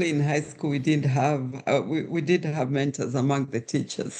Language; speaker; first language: English; non-native, local second language; Kikuyu